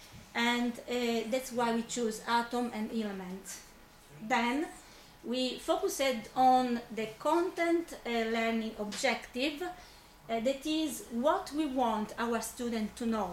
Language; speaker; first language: English; non-native, fluent; Italian